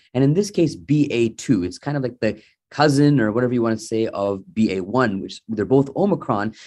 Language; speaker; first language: English; native; English